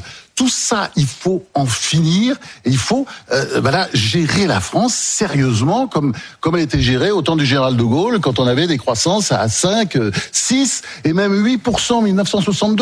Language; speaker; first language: French; native; French